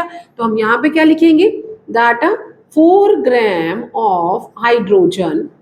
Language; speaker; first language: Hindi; native; Hindi